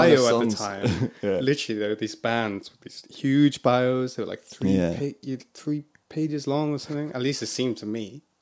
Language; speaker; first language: English; native; English